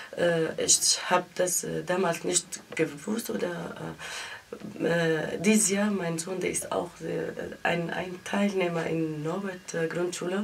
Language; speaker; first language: German; non-native, learner; Arabic